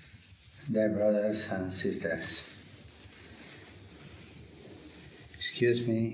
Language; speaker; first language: English; non-native, learner; Italian